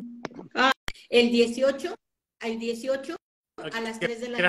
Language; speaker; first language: Spanish; native; Spanish